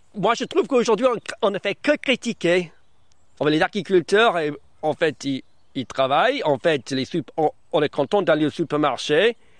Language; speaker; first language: French; early bilingual, other home language; English